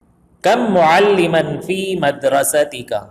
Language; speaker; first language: Arabic; non-native, fluent; Urdu